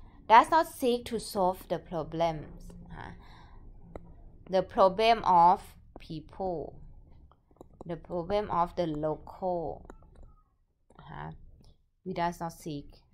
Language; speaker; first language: English; non-native, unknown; Thai